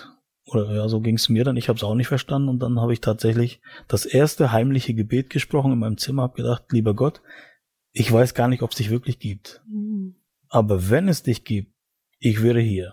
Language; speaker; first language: German; native; German